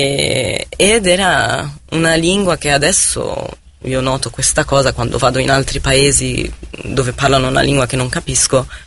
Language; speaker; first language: Italian; non-native, fluent; Arabic